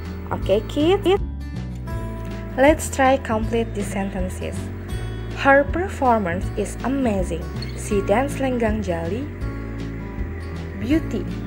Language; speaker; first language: English; non-native, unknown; Indonesian